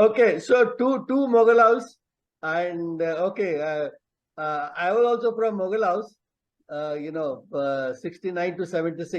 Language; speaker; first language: English; non-native, local second language; Telugu